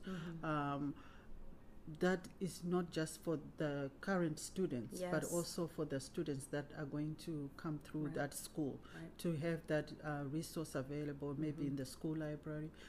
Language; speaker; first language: English; non-native, local second language; Shona